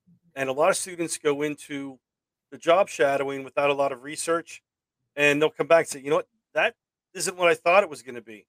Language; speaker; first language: English; native; English